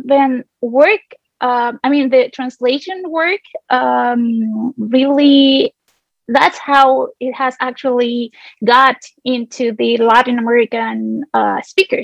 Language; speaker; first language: English; non-native, fluent; Spanish